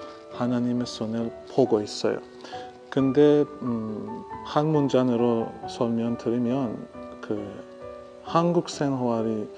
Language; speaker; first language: Korean; non-native, learner; Persian